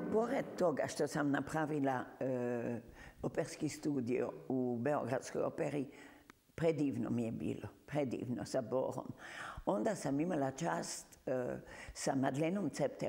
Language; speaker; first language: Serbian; early bilingual, heritage; Serbian